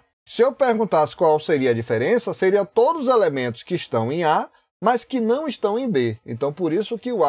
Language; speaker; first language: Portuguese; native; Portuguese